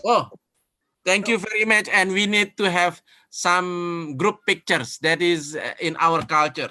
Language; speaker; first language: English; non-native, fluent; Indonesian